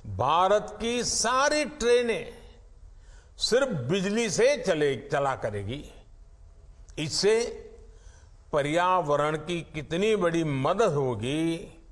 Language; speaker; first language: Hindi; non-native, local second language; Gujarati